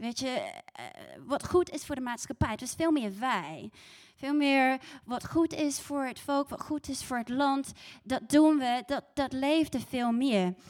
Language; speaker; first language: Dutch; non-native, fluent; English